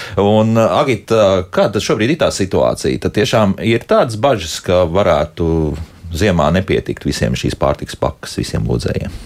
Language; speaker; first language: Latvian; native; Latvian